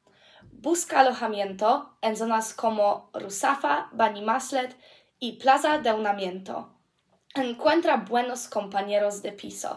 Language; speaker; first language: Spanish; non-native, learner; English